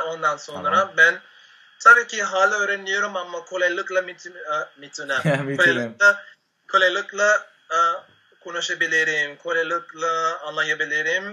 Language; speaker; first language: Turkish; non-native, fluent; Spanish